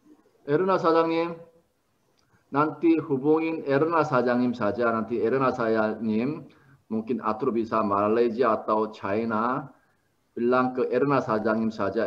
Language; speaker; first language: Indonesian; non-native, learner; Korean